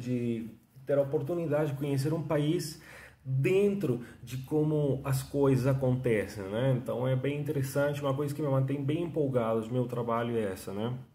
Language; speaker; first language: Portuguese; non-native, fluent; Spanish